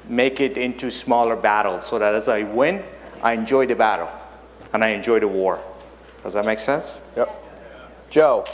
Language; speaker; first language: English; non-native, fluent; German